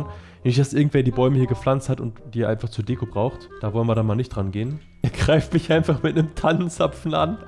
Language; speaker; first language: German; native; German